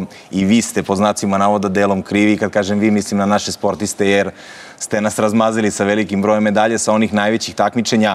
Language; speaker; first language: Croatian; native; Croatian